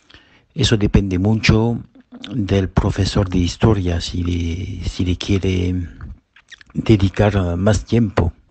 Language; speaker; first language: Spanish; early bilingual, heritage; Spanish